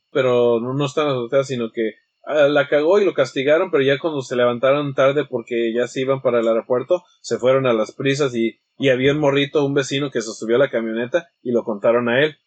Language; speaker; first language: Spanish; early bilingual, heritage; Spanish